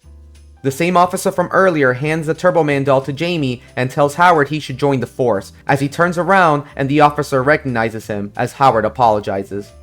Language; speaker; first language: English; native; English